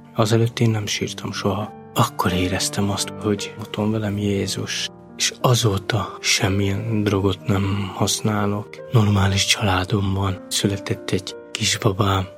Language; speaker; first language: Hungarian; non-native, local second language; Romany